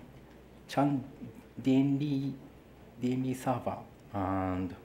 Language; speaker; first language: English; non-native, learner; Japanese